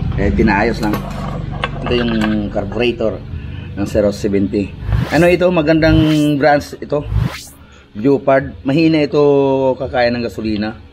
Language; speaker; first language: Filipino; non-native, local second language; Cebuano